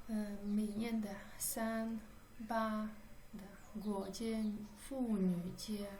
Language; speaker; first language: Chinese; non-native, fluent; Kyrgyz